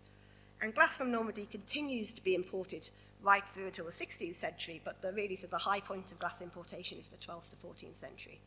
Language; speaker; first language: English; native; English